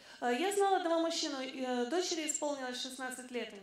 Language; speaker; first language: Russian; native; Russian